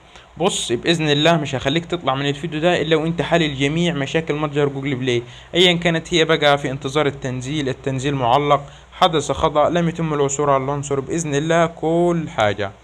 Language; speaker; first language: Arabic; native; Arabic